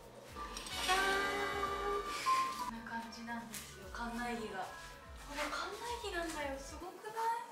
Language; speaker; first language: Japanese; native; Japanese